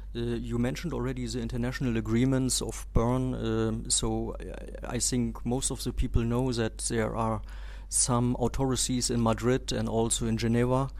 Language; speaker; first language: English; non-native, fluent; German